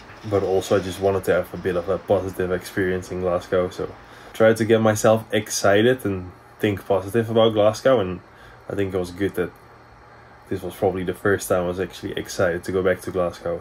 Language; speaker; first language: English; non-native, fluent; Dutch